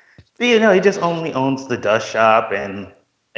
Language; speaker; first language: English; native; English